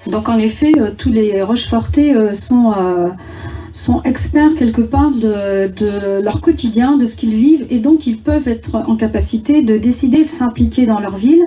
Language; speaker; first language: French; native; French